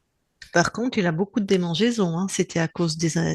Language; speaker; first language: French; native; French